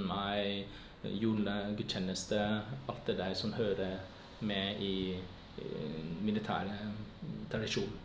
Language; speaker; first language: Norwegian; non-native, fluent; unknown